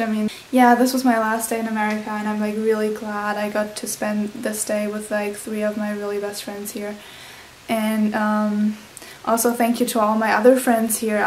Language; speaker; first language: English; non-native, fluent; German